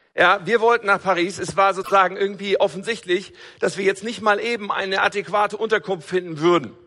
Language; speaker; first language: German; native; German